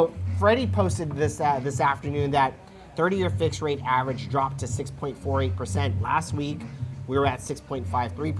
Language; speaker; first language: English; native; English